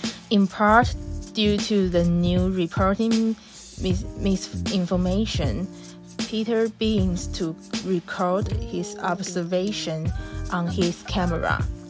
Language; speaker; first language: English; non-native, learner; Chinese